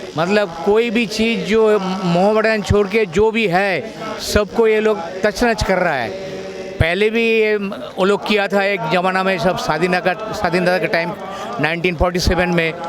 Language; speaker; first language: Hindi; non-native, local second language; Bangla